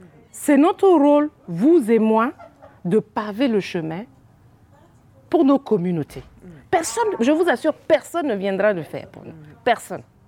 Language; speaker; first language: French; non-native, local second language; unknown